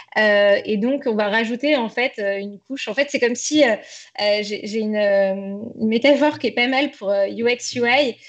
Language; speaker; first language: French; native; French